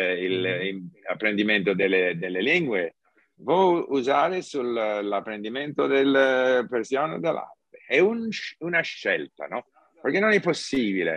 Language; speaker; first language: Italian; non-native, learner; English